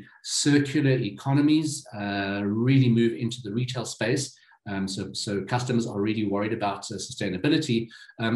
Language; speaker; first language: English; native; English